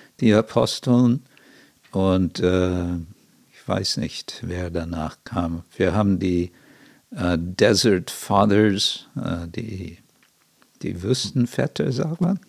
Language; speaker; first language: German; non-native, fluent; English